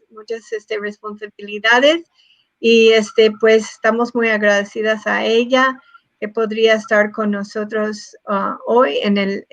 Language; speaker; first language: Spanish; non-native, fluent; English